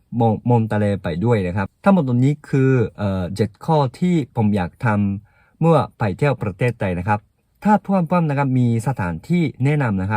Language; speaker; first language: Thai; non-native, fluent; Japanese